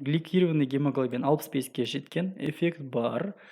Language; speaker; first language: Russian; non-native, local second language; Kazakh